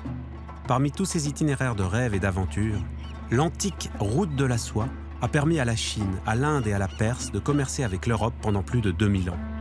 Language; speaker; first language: French; native; French